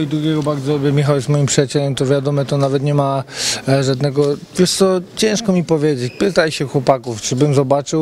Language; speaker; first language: Polish; native; Polish